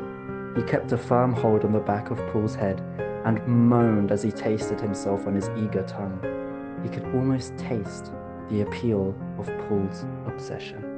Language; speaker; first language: English; native; English